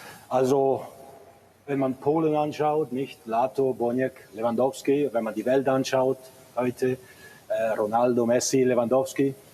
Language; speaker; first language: German; native; German